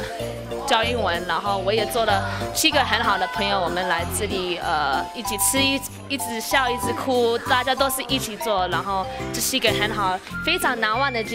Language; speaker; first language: Chinese; early bilingual, heritage; English